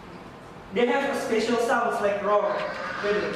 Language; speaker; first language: English; non-native, learner; Indonesian